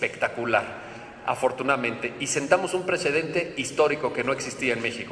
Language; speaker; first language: Spanish; native; Spanish